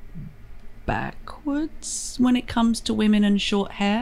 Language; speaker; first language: English; native; English